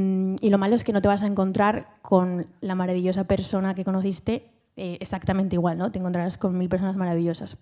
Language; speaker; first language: Spanish; native; Spanish